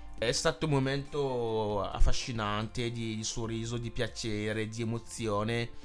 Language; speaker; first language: Italian; non-native, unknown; Ewe